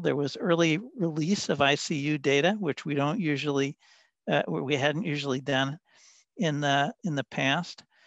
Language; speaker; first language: English; native; English